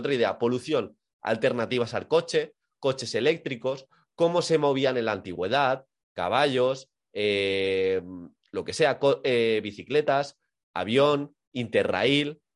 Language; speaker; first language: Spanish; native; Spanish